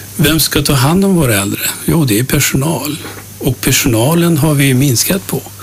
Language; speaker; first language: Swedish; early bilingual, other home language; Turkish